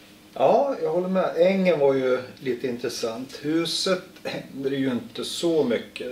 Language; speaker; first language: Swedish; native; Swedish